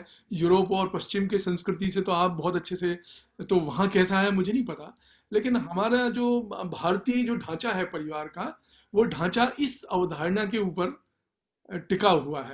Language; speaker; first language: Hindi; native; Hindi